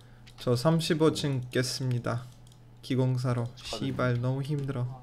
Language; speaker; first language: Korean; non-native, fluent; Russian